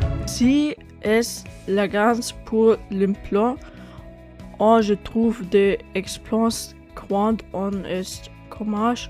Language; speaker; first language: French; non-native, learner; German